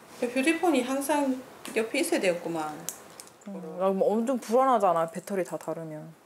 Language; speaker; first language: Korean; native; Korean